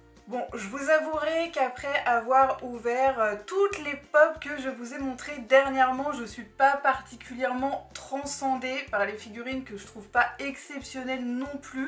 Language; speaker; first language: French; native; French